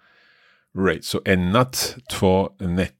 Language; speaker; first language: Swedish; non-native, learner; English